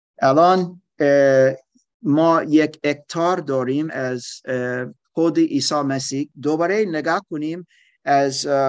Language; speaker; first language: Persian; non-native, learner; German